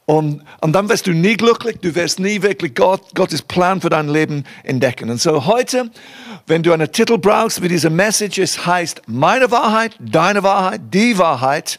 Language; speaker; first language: German; non-native, fluent; English